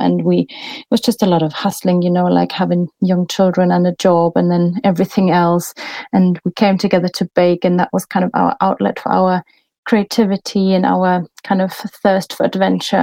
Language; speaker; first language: English; non-native, fluent; German